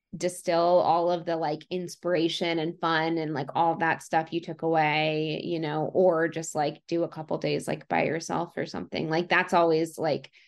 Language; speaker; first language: English; native; English